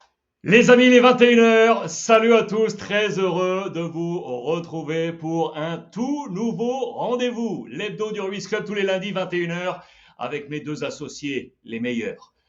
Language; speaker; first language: French; native; French